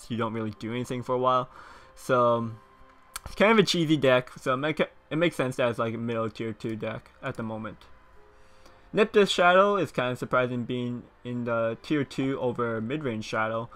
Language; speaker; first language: English; native; English